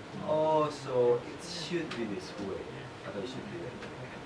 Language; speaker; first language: English; non-native, fluent; Indonesian